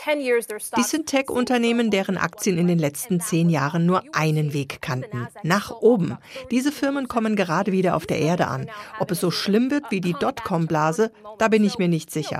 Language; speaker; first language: German; native; German